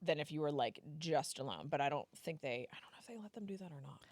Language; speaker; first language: English; native; English